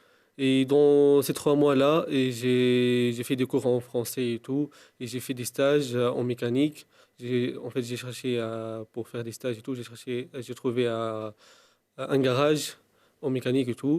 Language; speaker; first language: French; non-native, local second language; Arabic